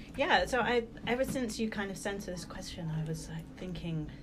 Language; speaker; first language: English; early bilingual, other home language; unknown